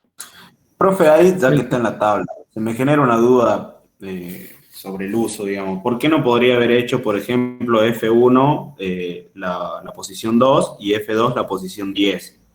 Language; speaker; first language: Spanish; native; Spanish